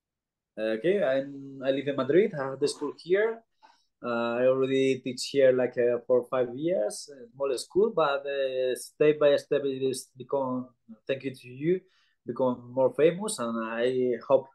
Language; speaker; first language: English; non-native, learner; Spanish